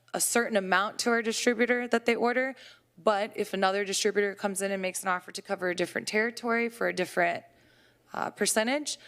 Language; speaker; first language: English; native; English